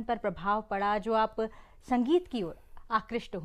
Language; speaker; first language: Hindi; native; Hindi